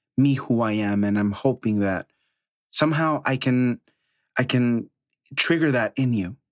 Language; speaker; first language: English; early bilingual, other home language; Spanish